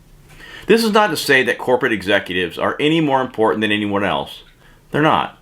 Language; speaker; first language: English; native; English